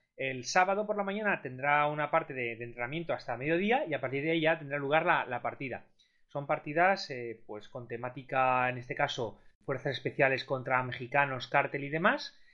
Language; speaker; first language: Spanish; native; Spanish